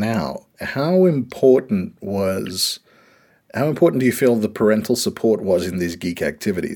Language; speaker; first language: English; native; English